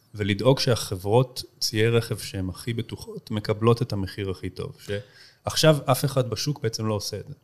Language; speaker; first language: Hebrew; native; Hebrew